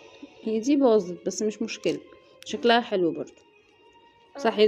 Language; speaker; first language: Arabic; native; Arabic